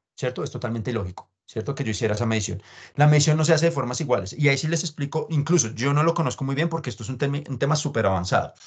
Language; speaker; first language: Spanish; native; Spanish